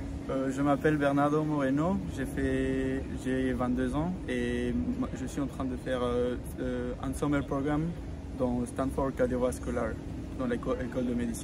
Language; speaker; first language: French; non-native, fluent; Spanish